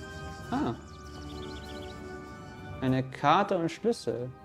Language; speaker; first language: German; native; German